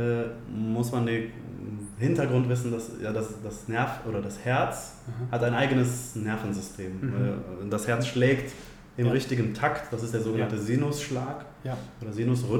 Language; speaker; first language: German; native; German